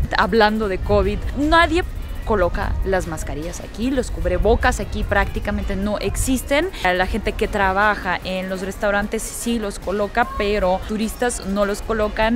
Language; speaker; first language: Spanish; early bilingual, heritage; Russian